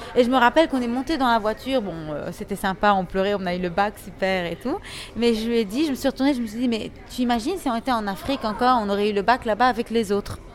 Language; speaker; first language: French; non-native, local second language; Arabic